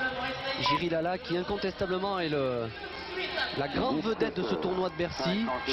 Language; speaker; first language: French; native; French